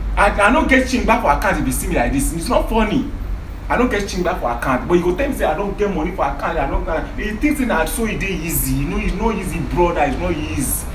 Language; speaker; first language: Nigerian Pidgin; non-native, local second language; Yoruba